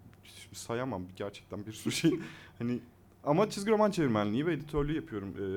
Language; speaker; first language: Turkish; native; Turkish